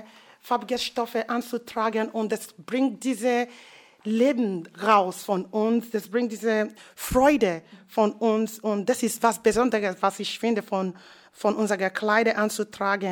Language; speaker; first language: German; non-native, fluent; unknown